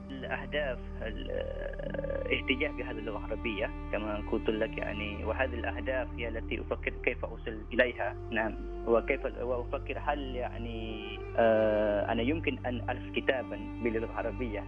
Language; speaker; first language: Arabic; non-native, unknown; Thai